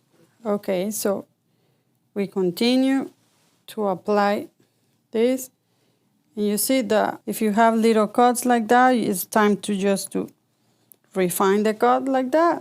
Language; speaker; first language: English; non-native, fluent; Spanish